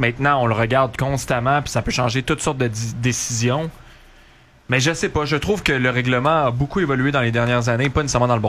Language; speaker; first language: French; native; French